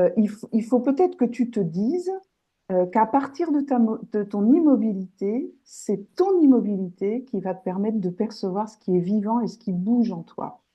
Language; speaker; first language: French; native; French